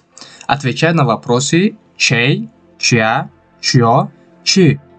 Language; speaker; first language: Russian; non-native, local second language; Tajik